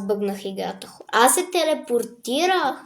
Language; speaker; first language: Bulgarian; native; Bulgarian